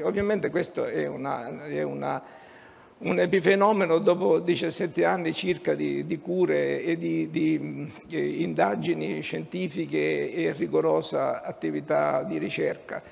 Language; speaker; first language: Italian; native; Italian